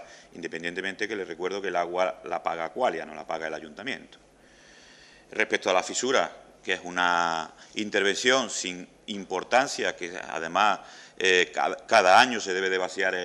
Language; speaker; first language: Spanish; native; Spanish